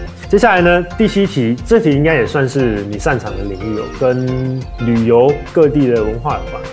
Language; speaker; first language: Chinese; native; Chinese